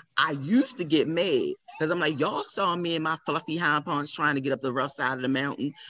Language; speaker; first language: English; native; English